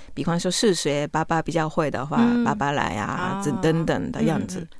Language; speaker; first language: Chinese; non-native, fluent; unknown